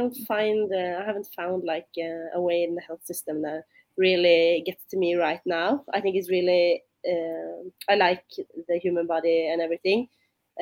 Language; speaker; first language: English; non-native, fluent; Norwegian